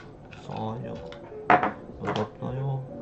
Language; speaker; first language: Korean; non-native, learner; English